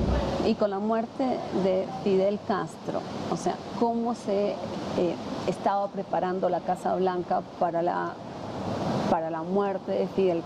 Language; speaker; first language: Spanish; native; Spanish